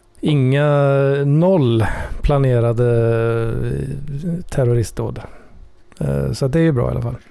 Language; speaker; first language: Swedish; native; Swedish